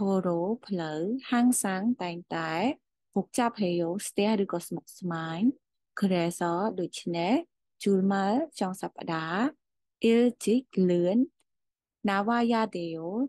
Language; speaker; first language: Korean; non-native, fluent; Khmer